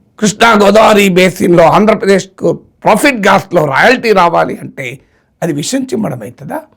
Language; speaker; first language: Telugu; native; Telugu